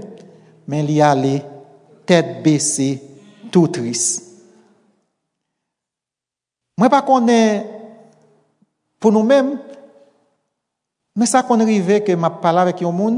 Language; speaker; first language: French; non-native, local second language; Haitian Creole